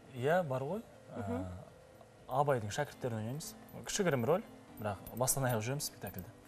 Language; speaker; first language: Kazakh; native; Kazakh